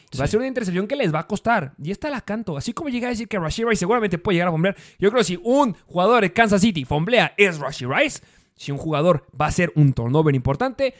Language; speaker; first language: Spanish; native; Spanish